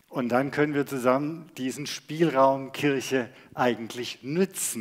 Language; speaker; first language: German; native; German